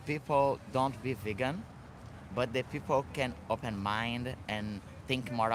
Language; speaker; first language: English; non-native, learner; Portuguese